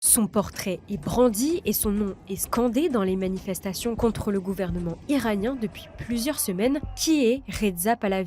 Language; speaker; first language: French; native; French